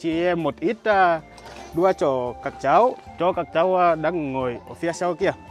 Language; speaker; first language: Vietnamese; non-native, learner; Portuguese